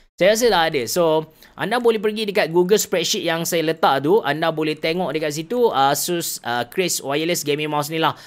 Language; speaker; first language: Malay; native; Malay